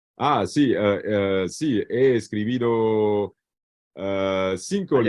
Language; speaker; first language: Spanish; non-native, learner; English